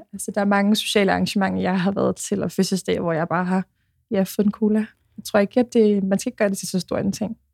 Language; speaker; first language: Danish; early bilingual, other home language; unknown